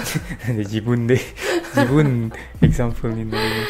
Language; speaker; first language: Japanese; non-native, learner; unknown